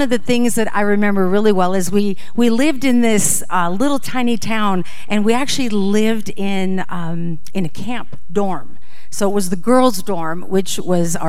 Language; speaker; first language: English; early bilingual, other home language; Dutch